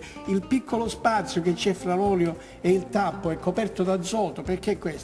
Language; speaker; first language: Italian; native; Italian